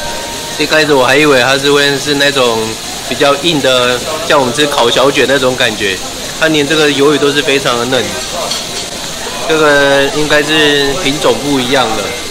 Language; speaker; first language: Chinese; native; Chinese